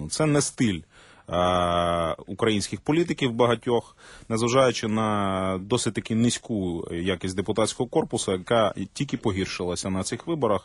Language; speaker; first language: Ukrainian; native; Ukrainian